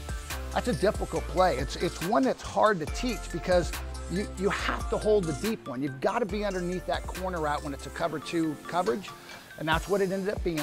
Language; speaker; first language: English; native; English